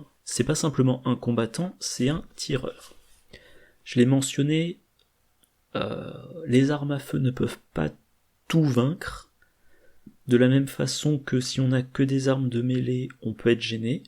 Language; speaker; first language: French; native; French